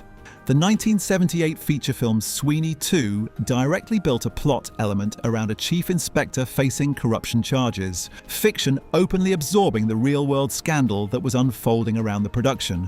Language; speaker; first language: English; native; English